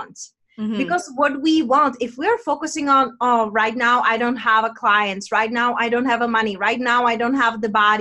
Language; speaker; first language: English; non-native, fluent; Czech